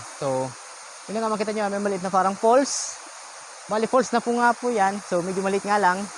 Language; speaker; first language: Filipino; non-native, local second language; Bikol